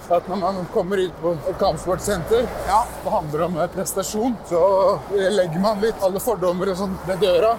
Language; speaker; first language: Norwegian; early bilingual, other home language; Persian